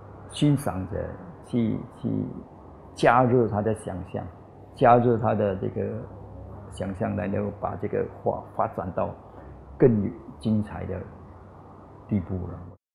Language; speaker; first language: Chinese; native; Chinese